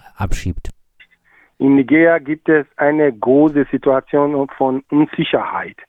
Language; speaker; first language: German; non-native, learner; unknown